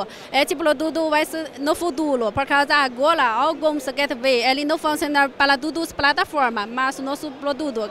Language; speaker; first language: Portuguese; non-native, learner; Chinese